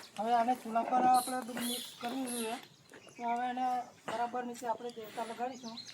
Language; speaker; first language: Gujarati; non-native, local second language; Rathawi